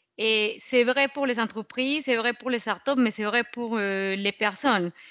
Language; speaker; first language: French; non-native, fluent; Spanish